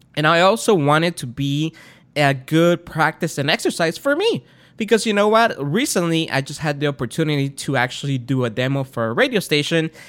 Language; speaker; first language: English; non-native, fluent; Spanish